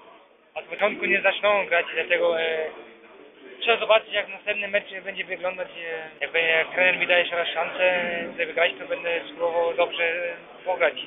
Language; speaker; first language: Polish; early bilingual, heritage; Polish